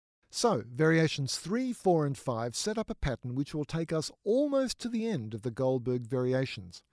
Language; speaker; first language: English; native; English